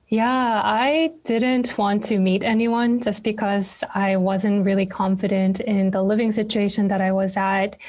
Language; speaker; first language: English; non-native, fluent; Korean